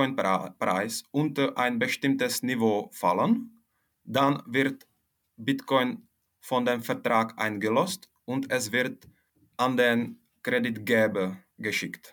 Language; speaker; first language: German; non-native, fluent; Czech